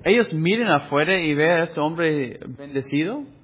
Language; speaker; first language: Spanish; non-native, fluent; English